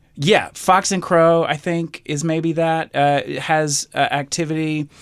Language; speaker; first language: English; native; English